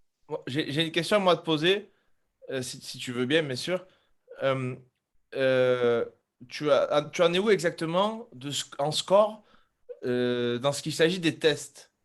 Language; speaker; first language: French; native; French